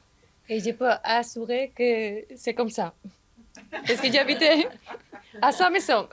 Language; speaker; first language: French; non-native, learner; Spanish